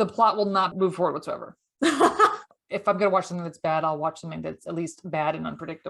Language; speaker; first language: English; native; English